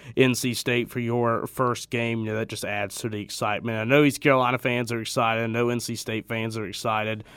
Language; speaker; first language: English; native; English